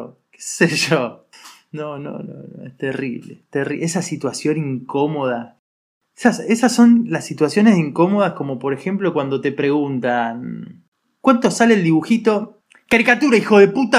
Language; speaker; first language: Spanish; native; Spanish